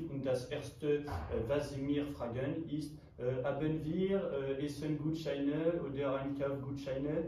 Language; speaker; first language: German; non-native, learner; French